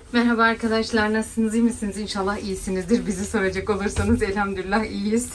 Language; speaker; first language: Turkish; native; Turkish